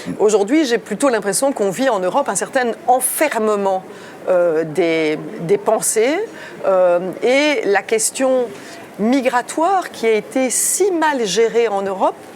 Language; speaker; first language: French; early bilingual, other home language; Italian